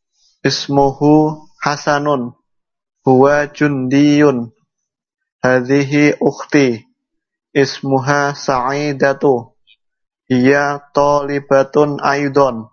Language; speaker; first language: Arabic; non-native, learner; Indonesian